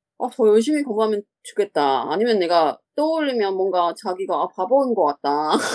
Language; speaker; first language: Korean; non-native, learner; Chinese